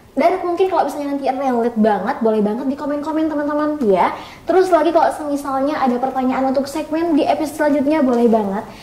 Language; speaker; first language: Indonesian; native; Indonesian